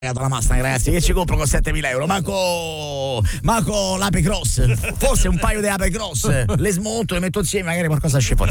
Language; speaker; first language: Italian; native; Italian